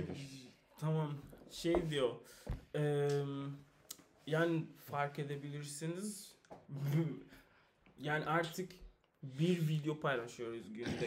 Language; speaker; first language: Turkish; non-native, learner; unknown